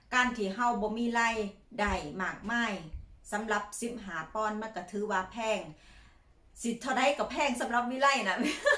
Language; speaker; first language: Thai; native; Thai